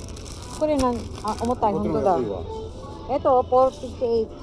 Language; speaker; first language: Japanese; non-native, learner; Filipino